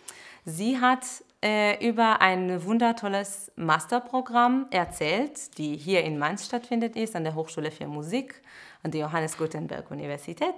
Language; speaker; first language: German; non-native, fluent; Hebrew